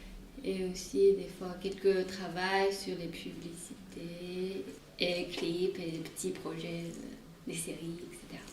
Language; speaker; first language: French; non-native, fluent; Chinese